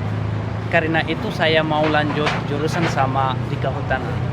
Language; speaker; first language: Indonesian; non-native, learner; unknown